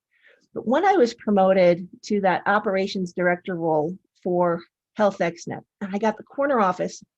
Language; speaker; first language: English; native; English